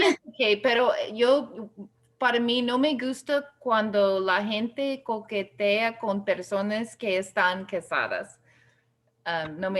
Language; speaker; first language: Spanish; non-native, learner; English